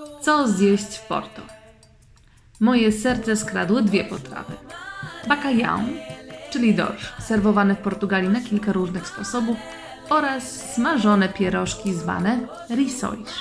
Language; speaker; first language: Polish; native; Polish